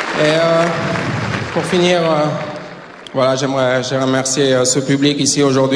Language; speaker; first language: French; native; French